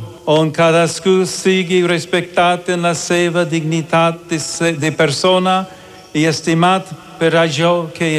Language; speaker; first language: Catalan; non-native, learner; English